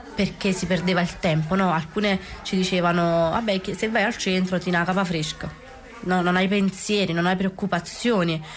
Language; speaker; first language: Italian; native; Italian